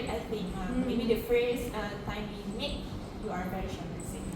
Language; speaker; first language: English; non-native, local second language; Malay